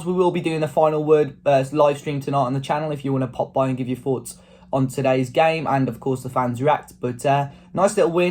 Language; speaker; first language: English; native; English